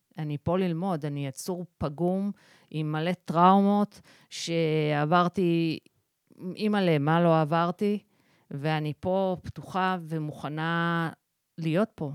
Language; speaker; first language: Hebrew; early bilingual, other home language; English